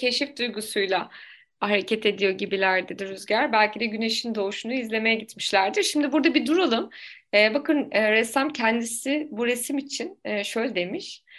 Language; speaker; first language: Turkish; native; Turkish